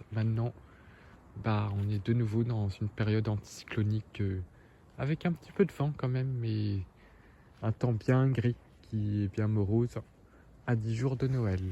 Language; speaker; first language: French; native; French